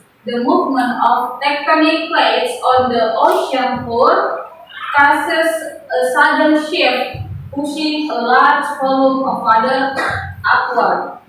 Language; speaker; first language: English; non-native, learner; Indonesian